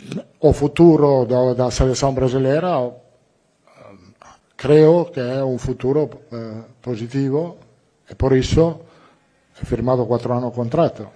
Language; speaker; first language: Portuguese; non-native, learner; Italian